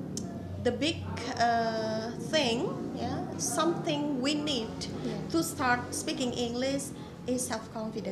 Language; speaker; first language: English; non-native, fluent; Indonesian